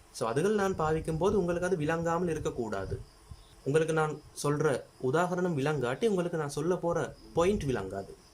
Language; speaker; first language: Tamil; non-native, local second language; Sinhala